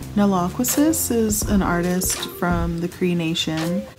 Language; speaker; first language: English; native; English